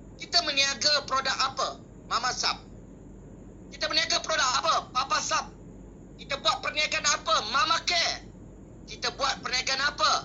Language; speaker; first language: Malay; native; Malay